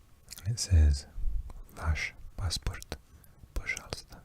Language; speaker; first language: Russian; non-native, learner; English